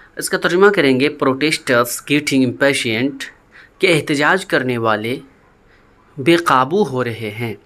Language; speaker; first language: Urdu; native; Urdu